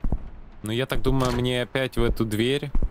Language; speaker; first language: Russian; native; Russian